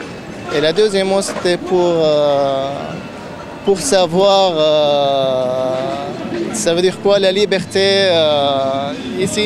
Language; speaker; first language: French; non-native, fluent; Arabic